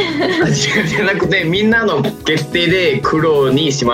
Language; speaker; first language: Japanese; non-native, fluent; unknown